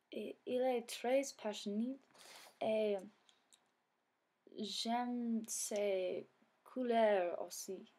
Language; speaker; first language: French; non-native, learner; English